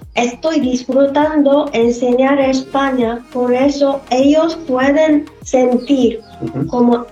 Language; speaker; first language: Spanish; non-native, learner; Japanese